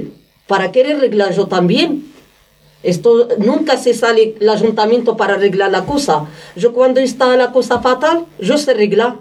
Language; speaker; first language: Spanish; non-native, learner; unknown